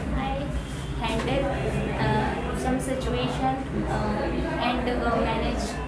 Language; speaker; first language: English; non-native, learner; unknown